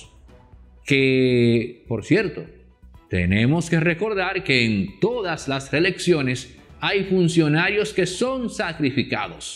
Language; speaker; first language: Spanish; native; Spanish